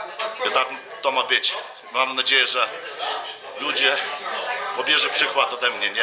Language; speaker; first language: Polish; non-native, fluent; Lithuanian